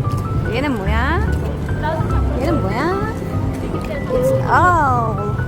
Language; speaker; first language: Korean; non-native, learner; Filipino